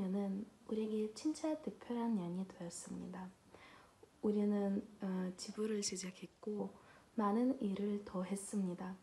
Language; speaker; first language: Korean; non-native, learner; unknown